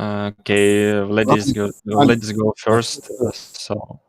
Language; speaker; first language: English; non-native, learner; Russian